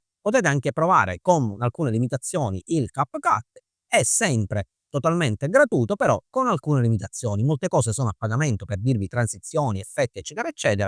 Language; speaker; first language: Italian; native; Italian